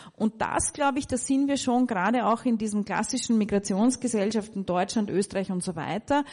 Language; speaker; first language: German; native; German